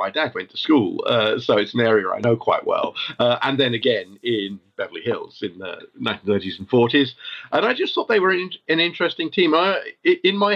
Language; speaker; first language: English; native; English